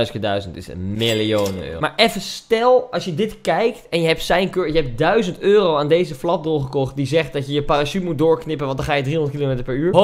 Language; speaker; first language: Dutch; native; Dutch